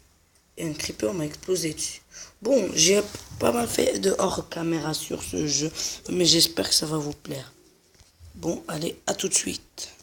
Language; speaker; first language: French; non-native, local second language; Arabic